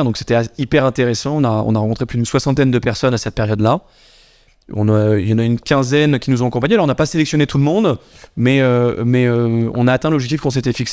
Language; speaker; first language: French; native; French